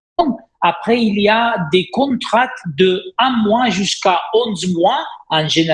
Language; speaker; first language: French; non-native, fluent; Italian